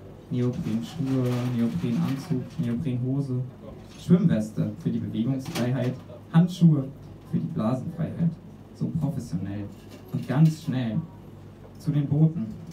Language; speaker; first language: German; native; German